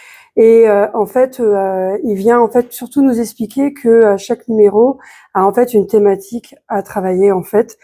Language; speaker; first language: French; native; French